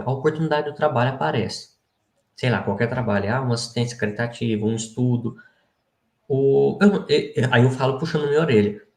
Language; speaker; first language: Portuguese; native; Portuguese